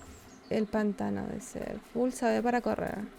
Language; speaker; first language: Spanish; native; Spanish